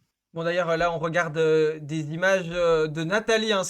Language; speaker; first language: French; native; French